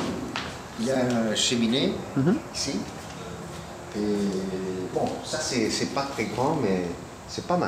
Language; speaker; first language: French; non-native, learner; Spanish